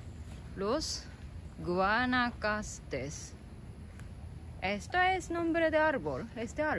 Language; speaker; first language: Spanish; non-native, learner; Japanese